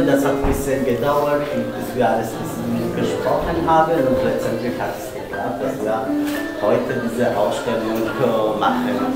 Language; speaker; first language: German; non-native, fluent; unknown